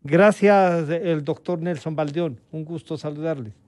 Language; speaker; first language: Spanish; native; Spanish